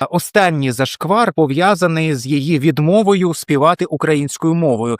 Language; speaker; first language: Ukrainian; non-native, local second language; Russian